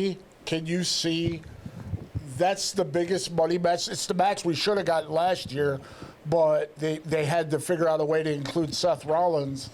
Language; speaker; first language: English; native; English